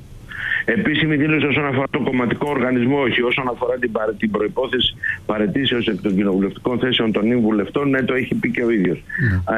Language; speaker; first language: Greek; native; Greek